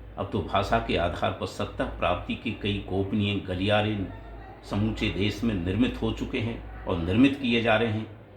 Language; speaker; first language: Hindi; native; Hindi